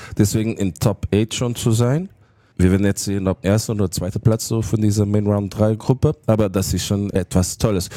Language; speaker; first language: German; non-native, fluent; Portuguese